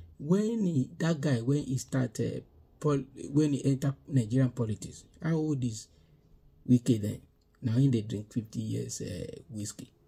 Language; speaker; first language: Nigerian Pidgin; non-native, local second language; Yoruba